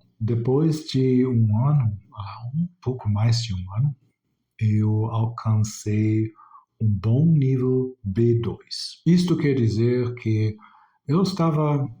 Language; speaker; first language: Portuguese; non-native, fluent; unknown